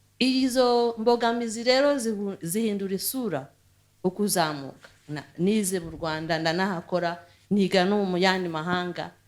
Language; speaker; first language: Kinyarwanda; early bilingual, heritage; Kinyarwanda